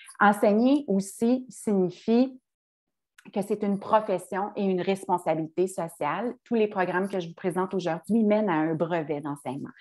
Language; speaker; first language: French; native; French